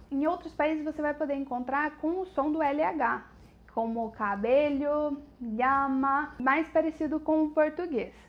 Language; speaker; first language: Portuguese; native; Portuguese